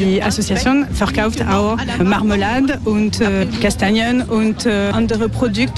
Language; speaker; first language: German; non-native, learner; French